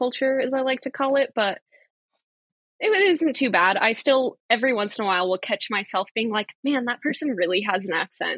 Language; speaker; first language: English; native; English